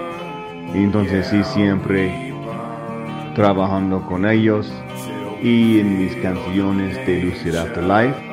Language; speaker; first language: Spanish; non-native, learner; English